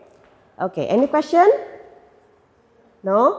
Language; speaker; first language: English; non-native, fluent; Indonesian